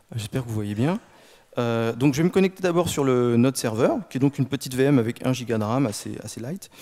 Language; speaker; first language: French; native; French